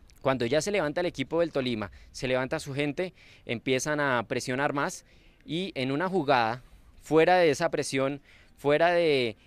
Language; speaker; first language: Spanish; native; Spanish